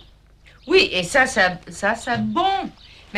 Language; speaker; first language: French; non-native, fluent; German